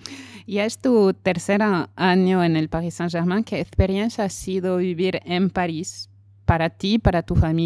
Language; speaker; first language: Spanish; non-native, fluent; French